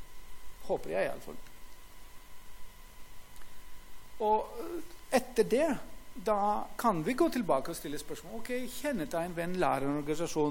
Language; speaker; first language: Norwegian; non-native, fluent; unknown